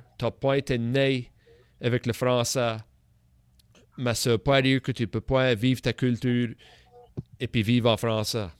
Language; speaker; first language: French; native; French